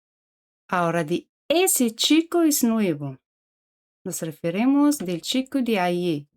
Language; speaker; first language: Spanish; non-native, fluent; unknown